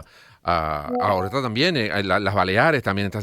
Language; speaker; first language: Spanish; native; Spanish